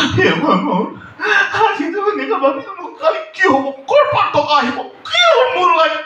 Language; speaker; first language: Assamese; non-native, local second language; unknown